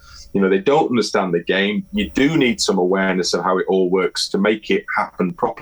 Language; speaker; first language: English; native; English